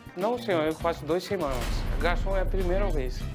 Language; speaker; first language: Portuguese; non-native, learner; Punjabi